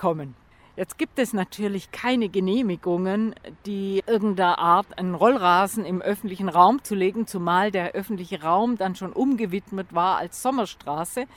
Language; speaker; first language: German; native; German